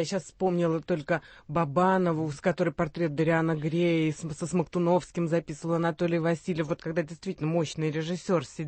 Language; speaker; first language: Russian; native; Russian